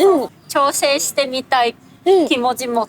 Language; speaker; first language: Japanese; non-native, learner; Cantonese